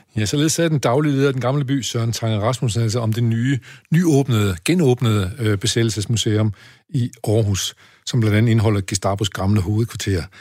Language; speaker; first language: Danish; native; Danish